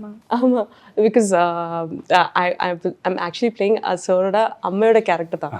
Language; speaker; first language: Tamil; non-native, learner; Malayalam